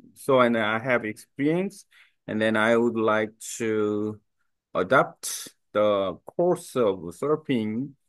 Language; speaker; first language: English; non-native, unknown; Korean